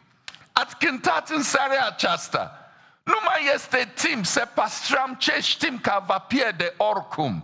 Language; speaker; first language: Romanian; non-native, fluent; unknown